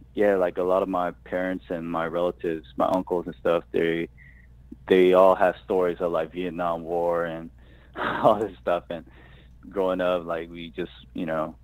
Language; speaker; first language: English; native; English